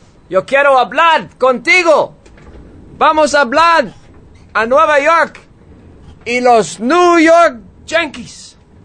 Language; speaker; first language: Spanish; non-native, learner; English